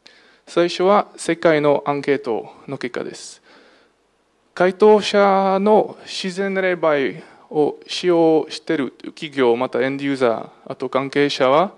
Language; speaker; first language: Japanese; non-native, fluent; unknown